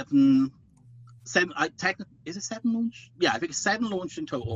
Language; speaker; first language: English; native; English